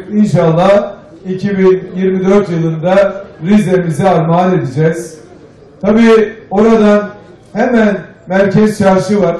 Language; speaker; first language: Turkish; native; Turkish